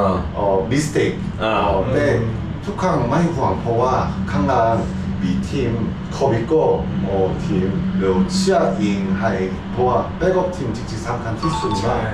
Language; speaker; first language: Thai; non-native, learner; Korean